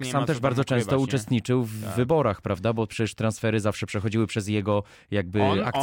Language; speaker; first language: Polish; native; Polish